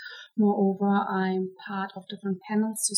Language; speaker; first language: English; non-native, fluent; German